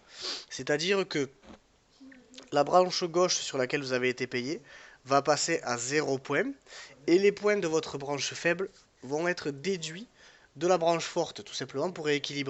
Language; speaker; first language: French; native; French